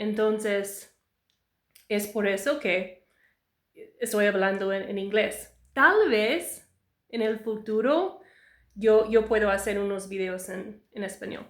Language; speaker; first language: Spanish; non-native, learner; English